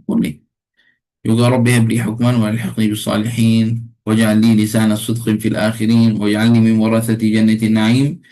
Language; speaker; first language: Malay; non-native, fluent; Arabic